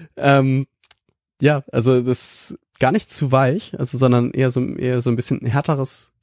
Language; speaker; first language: German; native; German